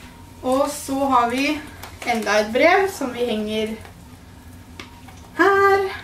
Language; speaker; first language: Norwegian; native; Norwegian